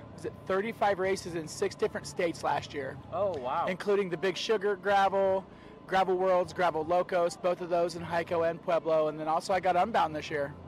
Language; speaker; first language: English; native; English